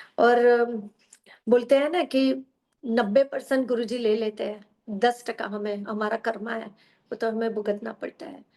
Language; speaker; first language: Hindi; non-native, local second language; Gujarati